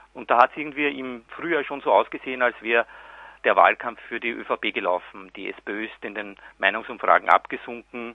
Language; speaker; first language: German; native; German